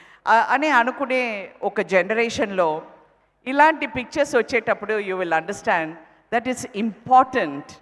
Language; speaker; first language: Telugu; non-native, fluent; Tamil